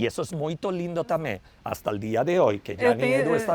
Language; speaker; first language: Portuguese; non-native, learner; Spanish